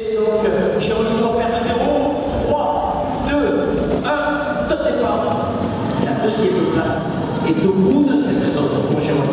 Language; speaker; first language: French; native; French